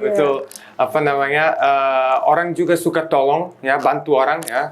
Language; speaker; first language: Indonesian; non-native, fluent; Serbian